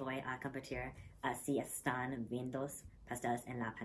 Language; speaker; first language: Spanish; non-native, learner; English